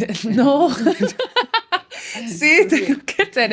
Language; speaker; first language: Spanish; non-native, fluent; Dutch